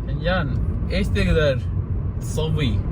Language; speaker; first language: Arabic; non-native, learner; Urdu